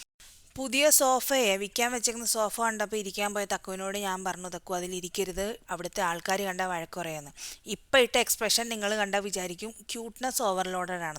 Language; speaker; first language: Malayalam; native; Malayalam